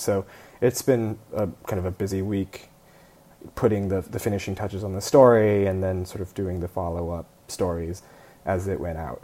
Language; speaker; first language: English; early bilingual, other home language; Chinese